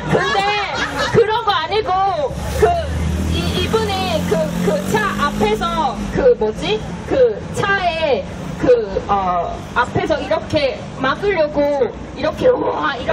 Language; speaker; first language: Korean; non-native, fluent; Chinese